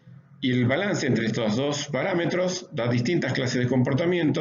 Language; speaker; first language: Spanish; native; Spanish